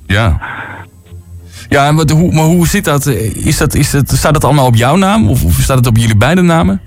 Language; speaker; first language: Dutch; native; Dutch